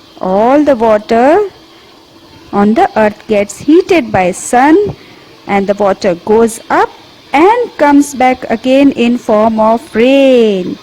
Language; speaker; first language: English; non-native, local second language; Hindi